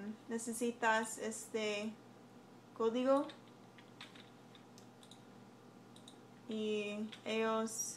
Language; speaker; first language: Spanish; non-native, learner; English